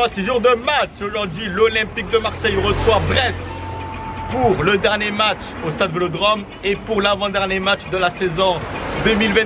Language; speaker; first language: French; native; French